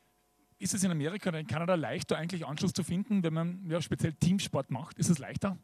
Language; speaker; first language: German; native; German